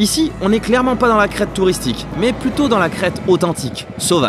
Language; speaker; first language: French; native; French